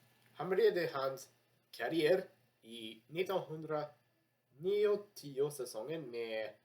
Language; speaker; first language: Swedish; non-native, learner; English